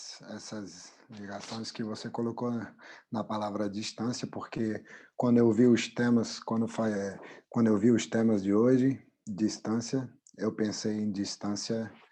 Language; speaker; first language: Portuguese; non-native, fluent; French